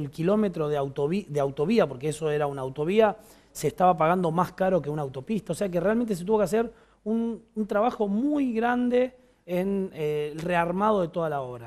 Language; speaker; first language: Spanish; native; Spanish